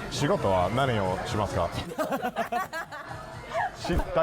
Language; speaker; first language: Japanese; non-native, learner; English